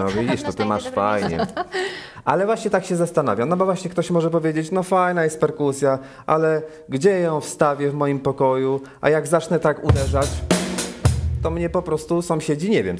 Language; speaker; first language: Polish; native; Polish